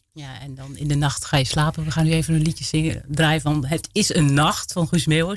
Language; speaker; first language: Dutch; native; Dutch